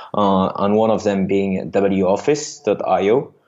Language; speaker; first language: English; non-native, fluent; French